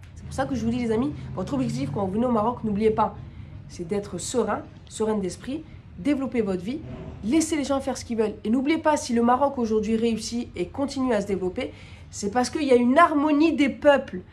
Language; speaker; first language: French; native; French